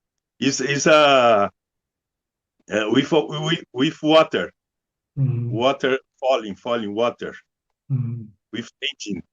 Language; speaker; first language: English; non-native, learner; Portuguese